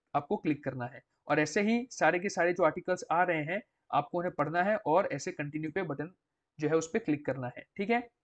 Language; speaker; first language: Hindi; non-native, local second language; Gujarati